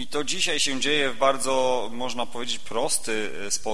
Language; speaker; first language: Polish; native; Polish